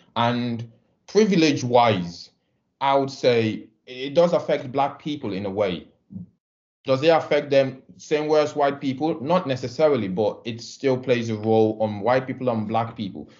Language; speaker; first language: English; non-native, local second language; Igbo